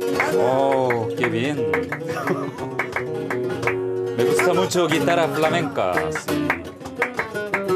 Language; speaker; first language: Spanish; non-native, learner; Korean